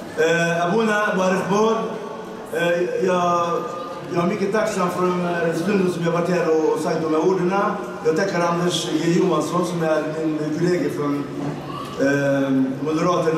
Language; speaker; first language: Swedish; non-native, fluent; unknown